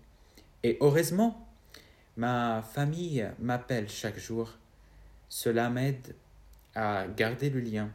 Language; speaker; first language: French; non-native, fluent; Arabic